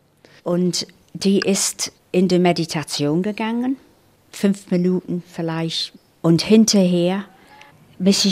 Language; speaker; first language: German; non-native, fluent; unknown